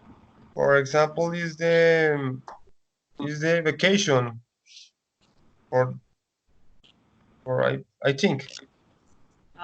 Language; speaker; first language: English; non-native, learner; Spanish